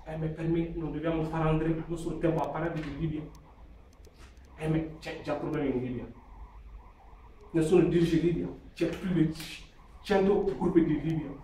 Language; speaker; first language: Italian; non-native, learner; French